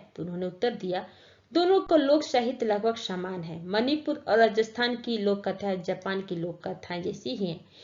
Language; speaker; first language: Hindi; native; Hindi